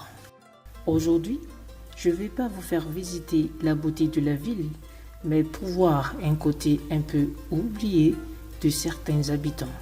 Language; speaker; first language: French; non-native, local second language; Malagasy